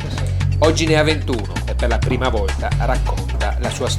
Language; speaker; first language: Italian; native; Italian